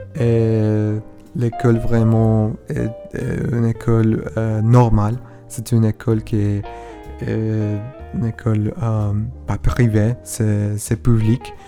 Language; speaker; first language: French; non-native, learner; Spanish